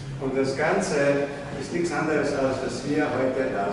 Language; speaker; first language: German; non-native, fluent; Slovenian